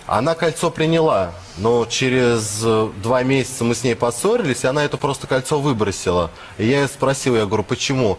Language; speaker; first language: Russian; native; Russian